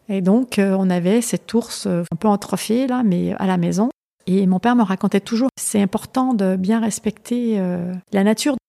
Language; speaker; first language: French; native; French